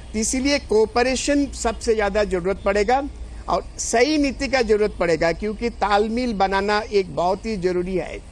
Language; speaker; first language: Hindi; non-native, local second language; Bangla